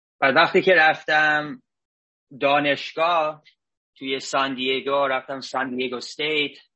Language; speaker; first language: Persian; early bilingual, heritage; Persian